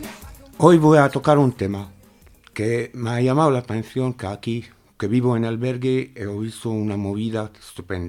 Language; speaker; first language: Spanish; non-native, fluent; Arabic